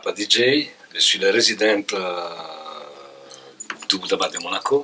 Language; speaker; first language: French; non-native, fluent; Italian